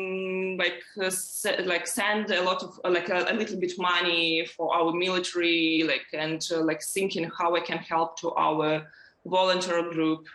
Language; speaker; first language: English; non-native, learner; Ukrainian